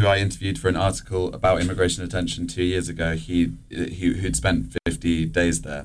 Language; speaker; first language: English; native; English